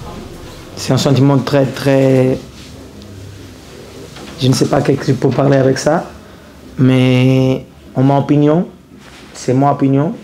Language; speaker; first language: French; non-native, learner; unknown